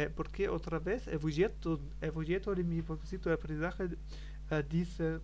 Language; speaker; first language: Spanish; non-native, learner; German